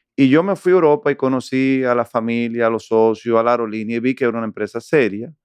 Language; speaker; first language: Spanish; native; Spanish